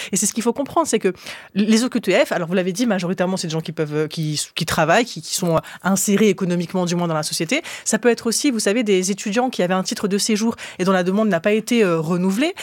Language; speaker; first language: French; early bilingual, other home language; Arabic